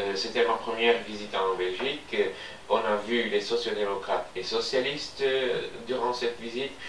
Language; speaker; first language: French; non-native, fluent; Turkish